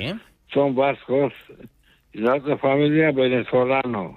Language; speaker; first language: Spanish; non-native, local second language; Basque